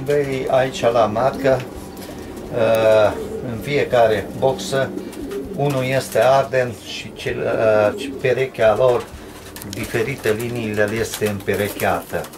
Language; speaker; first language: Romanian; non-native, local second language; Hungarian